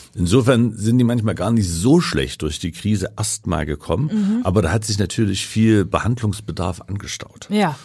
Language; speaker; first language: German; native; German